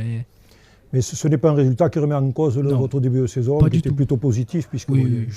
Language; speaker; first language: French; native; French